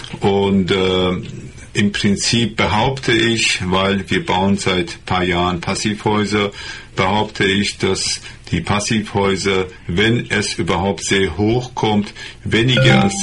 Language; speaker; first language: German; non-native, fluent; Persian